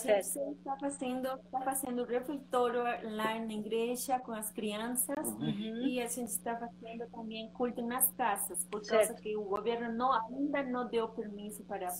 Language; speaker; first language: Portuguese; non-native, learner; Spanish